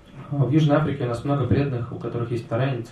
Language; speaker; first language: Russian; native; Russian